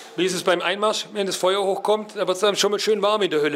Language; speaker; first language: German; native; German